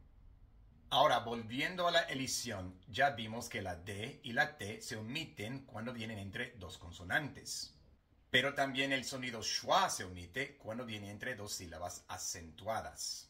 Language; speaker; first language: Spanish; non-native, fluent; English